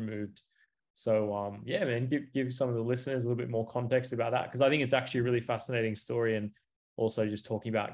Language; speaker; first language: English; native; English